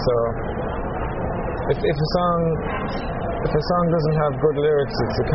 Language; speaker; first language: English; native; English